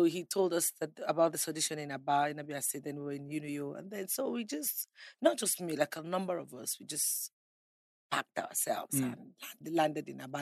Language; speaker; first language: English; non-native, local second language; Ibibio